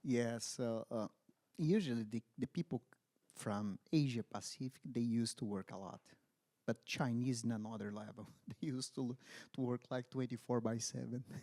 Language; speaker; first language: English; non-native, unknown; Portuguese